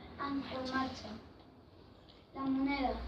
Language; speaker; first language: Catalan; non-native, learner; Spanish